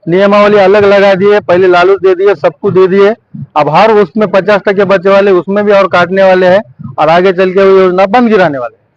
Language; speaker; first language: Hindi; non-native, local second language; Marathi